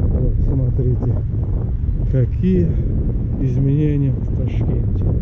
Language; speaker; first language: Russian; non-native, local second language; Uzbek